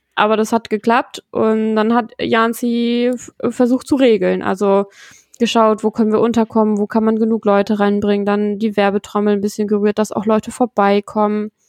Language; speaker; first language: German; native; German